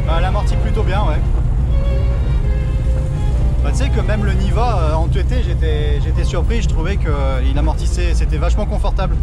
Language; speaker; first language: French; native; French